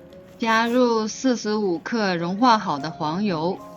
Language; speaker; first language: Chinese; native; Chinese